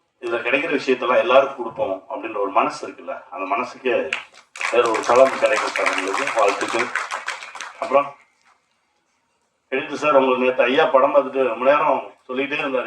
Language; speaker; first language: Tamil; native; Tamil